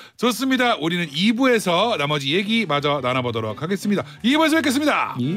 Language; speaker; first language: Korean; native; Korean